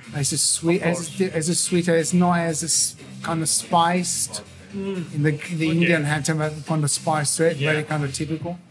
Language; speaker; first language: English; non-native, fluent; Italian